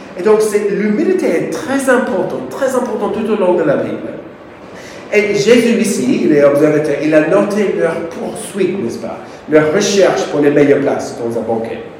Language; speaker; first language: French; non-native, fluent; English